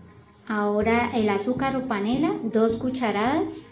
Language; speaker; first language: Spanish; native; Spanish